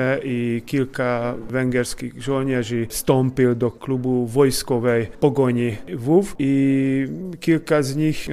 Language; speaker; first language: Polish; non-native, fluent; Hungarian